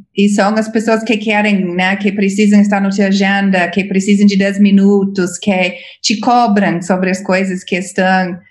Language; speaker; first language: Portuguese; non-native, fluent; English